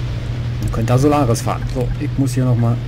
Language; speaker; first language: German; native; German